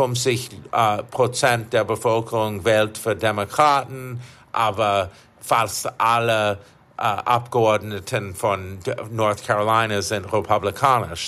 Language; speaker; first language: German; non-native, fluent; English